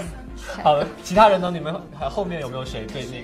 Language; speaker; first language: Chinese; native; Chinese